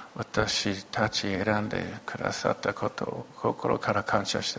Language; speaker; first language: Japanese; non-native, local second language; English